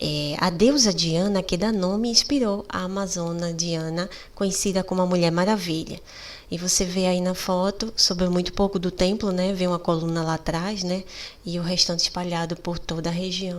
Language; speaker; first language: Portuguese; native; Portuguese